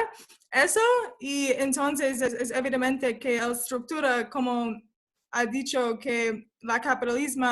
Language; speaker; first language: Spanish; non-native, learner; English